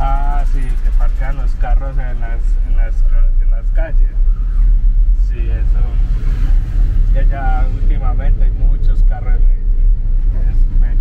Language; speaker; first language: Spanish; non-native, fluent; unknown